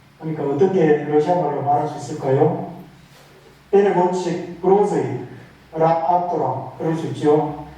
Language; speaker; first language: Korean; native; Korean